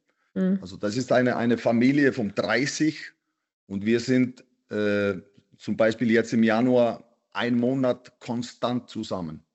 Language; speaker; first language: German; non-native, fluent; Icelandic